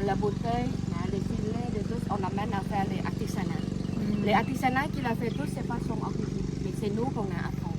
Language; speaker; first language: French; non-native, learner; Thai